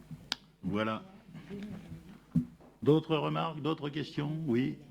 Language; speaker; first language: French; native; French